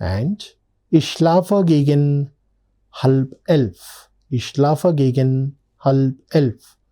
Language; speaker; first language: German; non-native, learner; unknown